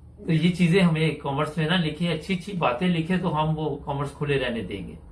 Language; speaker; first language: Urdu; non-native, local second language; Punjabi